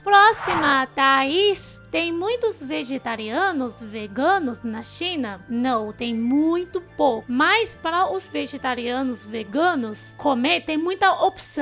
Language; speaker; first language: Portuguese; non-native, fluent; Chinese